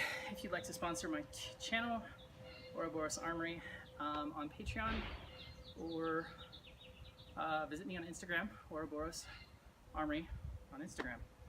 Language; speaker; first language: English; native; English